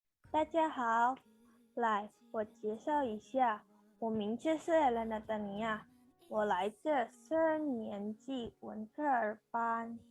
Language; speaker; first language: Chinese; non-native, learner; Indonesian